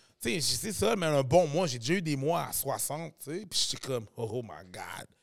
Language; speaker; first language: French; native; French